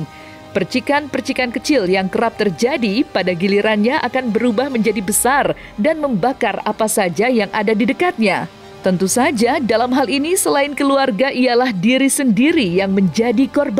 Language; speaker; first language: Indonesian; native; Indonesian